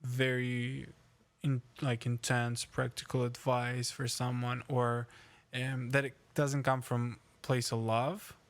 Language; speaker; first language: English; non-native, fluent; Ukrainian